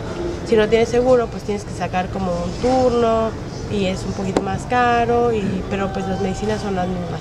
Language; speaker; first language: Spanish; native; Spanish